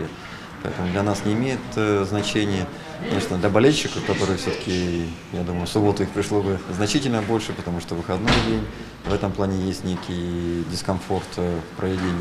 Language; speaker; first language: Russian; native; Russian